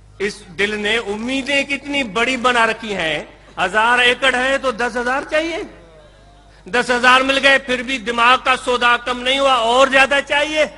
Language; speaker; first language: Urdu; non-native, local second language; Sindhi